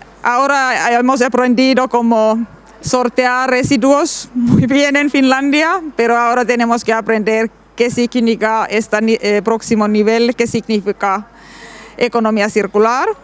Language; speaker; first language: Spanish; non-native, learner; Finnish